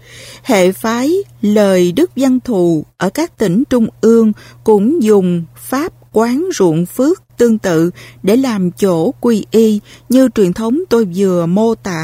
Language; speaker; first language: Vietnamese; native; Vietnamese